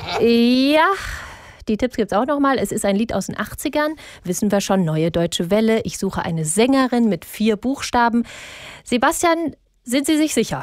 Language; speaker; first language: German; native; German